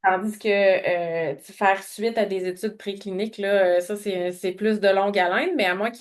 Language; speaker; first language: French; native; French